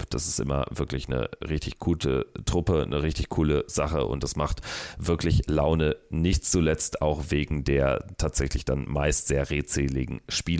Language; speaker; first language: German; native; German